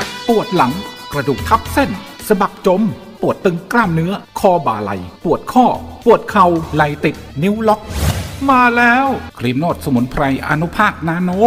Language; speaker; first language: Thai; native; Thai